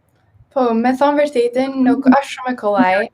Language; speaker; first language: Albanian; early bilingual, heritage; Albanian